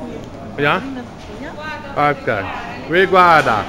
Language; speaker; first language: Italian; non-native, learner; Dutch